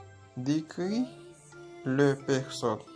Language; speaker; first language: French; non-native, local second language; Haitian Creole